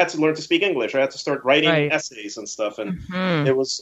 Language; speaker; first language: English; early bilingual, other home language; Spanish